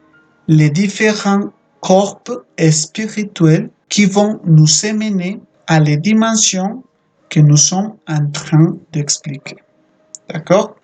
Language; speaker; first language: French; non-native, fluent; Spanish